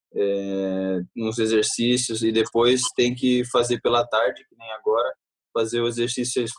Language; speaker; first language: Portuguese; early bilingual, heritage; Portuguese